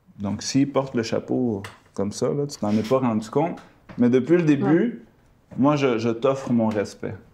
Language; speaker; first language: French; early bilingual, other home language; Spanish